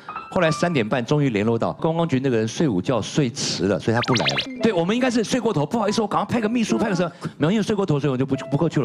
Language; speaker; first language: Chinese; native; Chinese